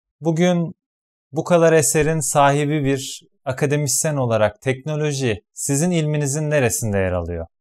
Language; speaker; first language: Turkish; native; Turkish